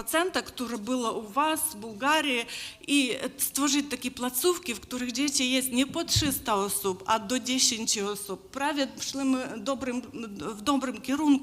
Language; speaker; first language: Polish; non-native, learner; Ukrainian